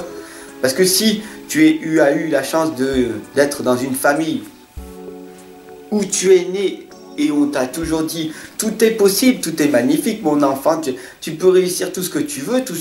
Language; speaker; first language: French; native; French